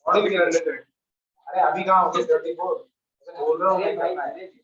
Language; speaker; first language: Hindi; non-native, local second language; Marathi